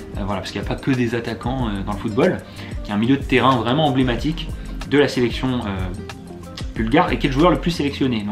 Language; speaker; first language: French; native; French